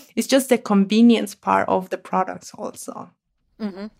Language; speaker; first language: English; non-native, fluent; Spanish